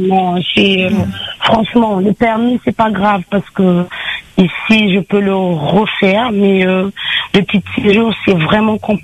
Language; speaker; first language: French; non-native, learner; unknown